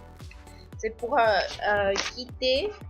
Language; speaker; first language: French; non-native, learner; Spanish